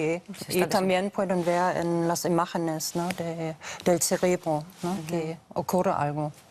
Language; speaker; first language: Spanish; non-native, fluent; German